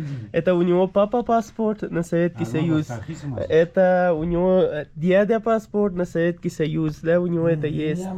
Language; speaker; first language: Russian; non-native, learner; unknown